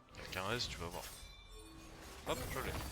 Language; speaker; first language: French; native; French